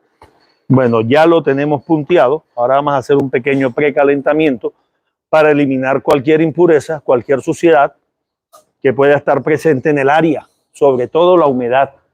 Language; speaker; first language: Spanish; native; Spanish